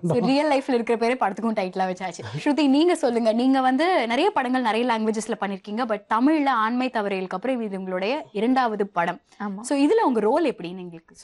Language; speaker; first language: Tamil; native; Tamil